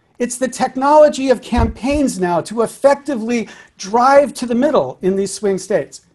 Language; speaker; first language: English; native; English